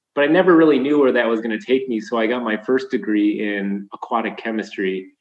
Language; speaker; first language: English; native; English